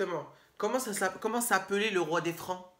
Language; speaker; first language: French; native; French